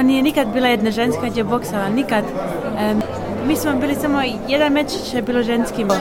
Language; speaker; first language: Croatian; early bilingual, heritage; Bosnian